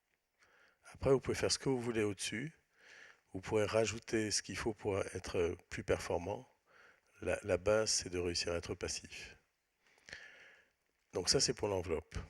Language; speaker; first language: French; native; French